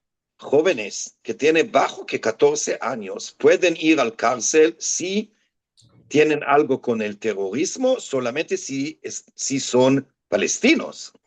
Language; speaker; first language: Spanish; non-native, fluent; Hebrew